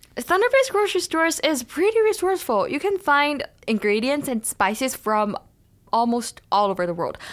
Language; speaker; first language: English; non-native, fluent; Chinese